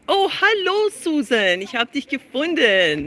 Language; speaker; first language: German; non-native, learner; English